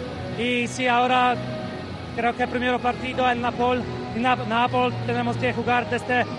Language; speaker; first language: Spanish; non-native, learner; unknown